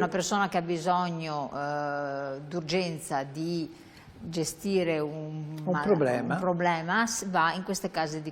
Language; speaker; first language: Italian; native; Italian